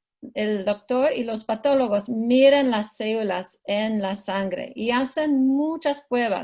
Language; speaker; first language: Spanish; non-native, fluent; English